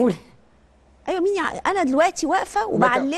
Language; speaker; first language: Arabic; native; Arabic